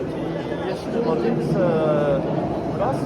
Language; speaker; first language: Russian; non-native, learner; English